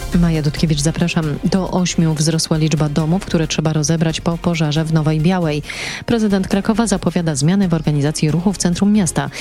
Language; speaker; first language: Polish; native; Polish